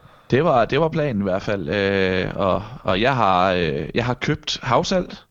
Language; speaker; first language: Danish; native; Danish